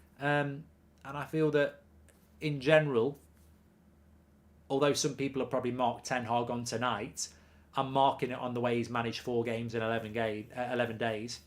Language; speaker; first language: English; native; English